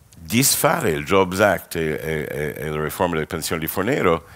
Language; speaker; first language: Italian; non-native, fluent; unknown